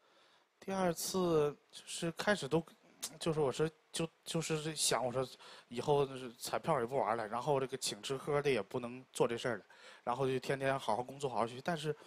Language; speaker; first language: Chinese; native; Chinese